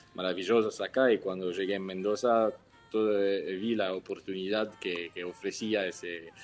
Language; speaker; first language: Spanish; non-native, fluent; French